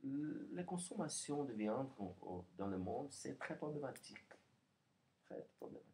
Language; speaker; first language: French; non-native, learner; Portuguese